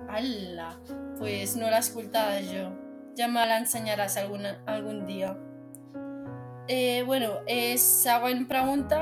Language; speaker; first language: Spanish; early bilingual, other home language; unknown